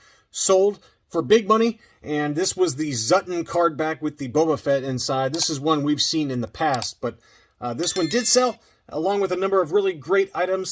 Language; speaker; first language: English; native; English